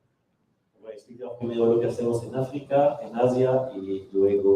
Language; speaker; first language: Spanish; non-native, fluent; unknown